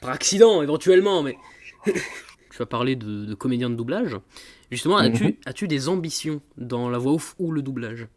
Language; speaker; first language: French; native; French